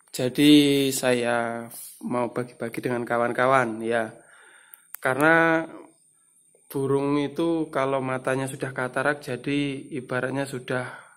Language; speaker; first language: Indonesian; non-native, local second language; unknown